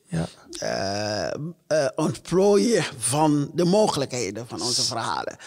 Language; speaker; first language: Dutch; non-native, fluent; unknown